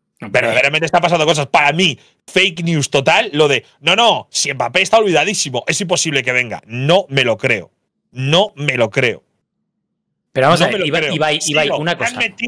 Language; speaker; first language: Spanish; native; Spanish